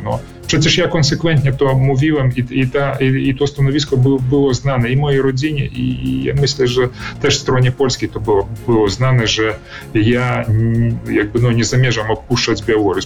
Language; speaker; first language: Polish; early bilingual, heritage; Polish